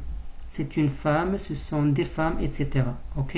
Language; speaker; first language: French; non-native, local second language; Arabic